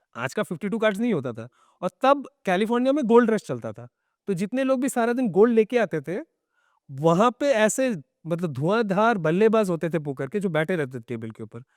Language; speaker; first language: Hindi; non-native, local second language; Bangla